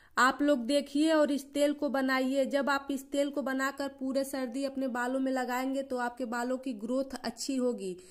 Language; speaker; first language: Hindi; native; Hindi